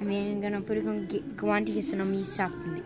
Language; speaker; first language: Italian; early bilingual, heritage; English